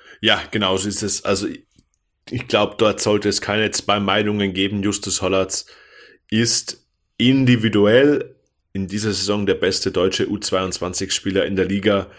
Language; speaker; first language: German; native; German